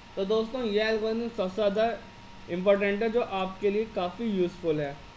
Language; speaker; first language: Hindi; native; Hindi